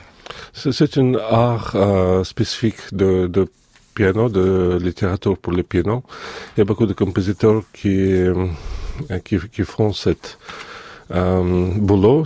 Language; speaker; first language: French; non-native, fluent; Russian